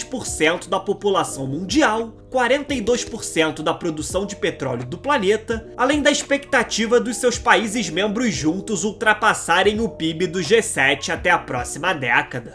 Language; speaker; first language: Portuguese; native; Portuguese